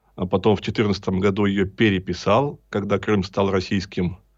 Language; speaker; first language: Russian; native; Russian